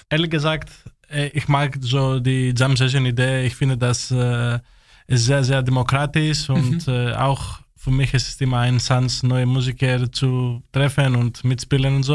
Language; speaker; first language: German; non-native, fluent; Greek